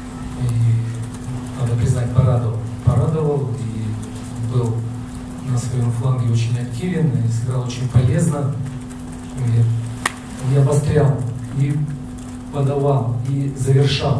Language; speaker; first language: Russian; native; Russian